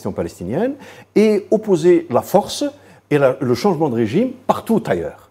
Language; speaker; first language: French; non-native, local second language; Arabic